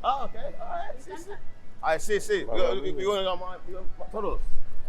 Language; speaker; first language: Spanish; non-native, learner; English